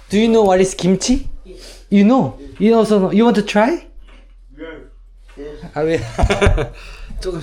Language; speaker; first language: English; non-native, learner; Korean